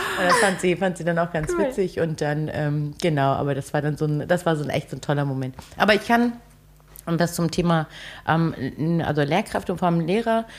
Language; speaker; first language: German; early bilingual, other home language; Turkish